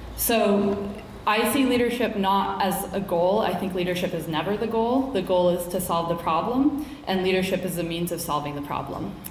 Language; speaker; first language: English; native; English